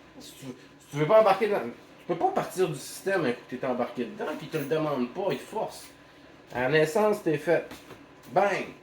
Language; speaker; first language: French; native; French